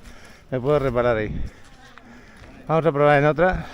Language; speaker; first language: Spanish; native; Spanish